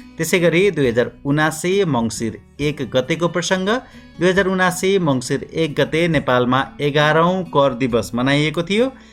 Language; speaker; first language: Nepali; native; Nepali